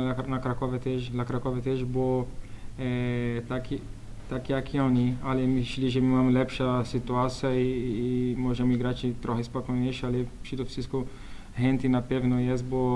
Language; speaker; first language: Polish; non-native, learner; Portuguese